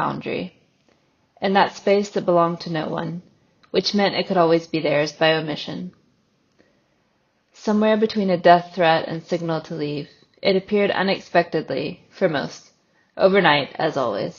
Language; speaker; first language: English; native; English